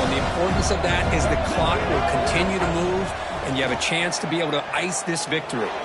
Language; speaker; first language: English; native; English